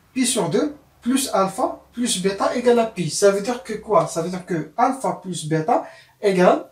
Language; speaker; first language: French; non-native, local second language; Arabic